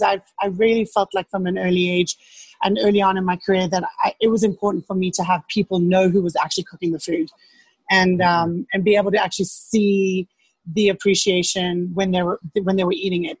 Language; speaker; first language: English; native; English